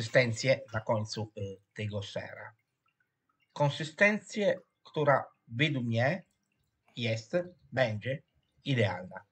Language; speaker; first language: Polish; non-native, fluent; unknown